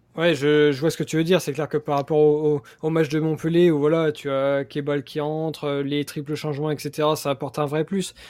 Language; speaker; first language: French; native; French